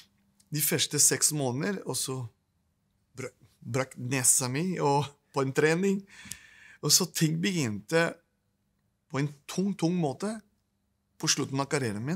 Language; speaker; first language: Norwegian; non-native, fluent; Spanish